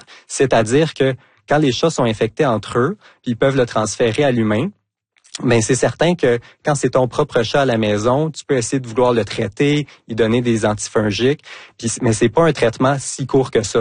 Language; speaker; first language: French; native; French